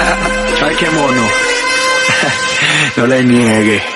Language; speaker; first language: Spanish; native; Spanish